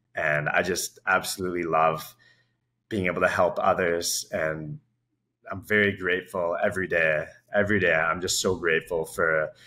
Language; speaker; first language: English; native; English